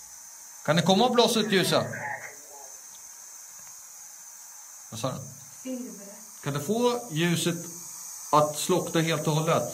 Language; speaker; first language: Swedish; native; Swedish